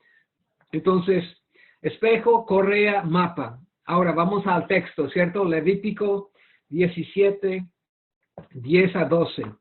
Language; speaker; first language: Spanish; non-native, fluent; English